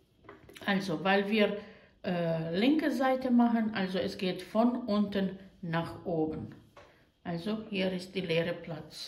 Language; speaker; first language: German; non-native, learner; Croatian